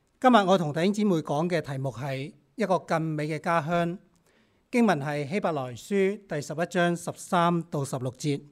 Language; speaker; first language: Chinese; non-native, local second language; Cantonese